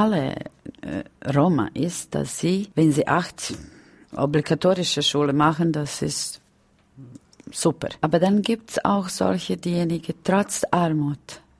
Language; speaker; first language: German; non-native, fluent; Romany